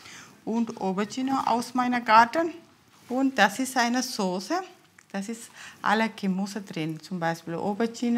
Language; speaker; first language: German; non-native, learner; Tamil